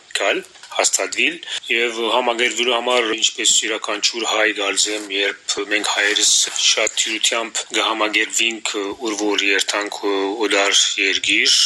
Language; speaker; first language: Armenian; early bilingual, heritage; Armenian